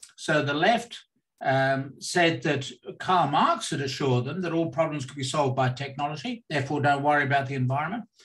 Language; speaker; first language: English; native; English